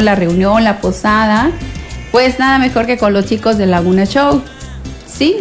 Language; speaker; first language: Spanish; native; Spanish